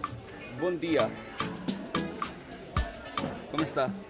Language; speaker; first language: Portuguese; non-native, learner; Malayalam